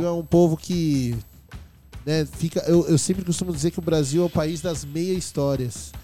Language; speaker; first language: Portuguese; native; Portuguese